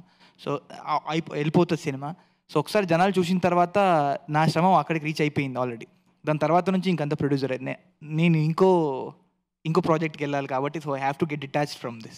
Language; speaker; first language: Telugu; native; Telugu